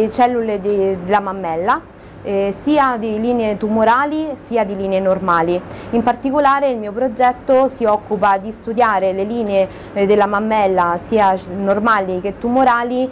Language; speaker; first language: Italian; native; Italian